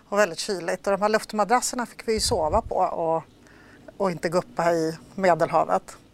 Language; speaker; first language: Swedish; early bilingual, other home language; Polish